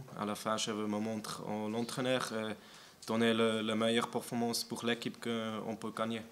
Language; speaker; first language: French; non-native, learner; German